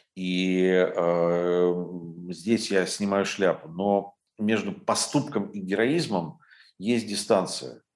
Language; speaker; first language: Russian; native; Russian